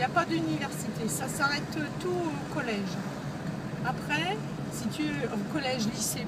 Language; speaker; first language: French; native; French